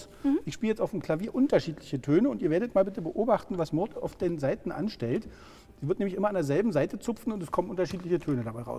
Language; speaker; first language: German; native; German